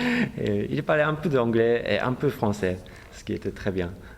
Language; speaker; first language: French; non-native, fluent; Japanese